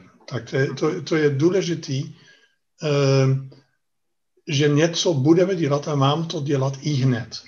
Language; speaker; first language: Czech; non-native, fluent; Dutch